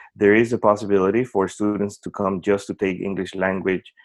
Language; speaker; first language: English; non-native, fluent; Spanish